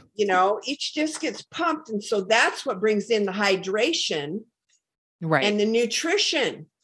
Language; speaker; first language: English; native; English